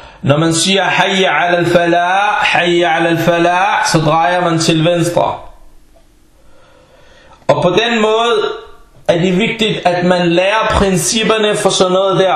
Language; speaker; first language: Danish; non-native, fluent; Arabic